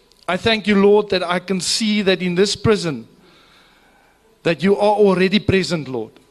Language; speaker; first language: English; non-native, local second language; Afrikaans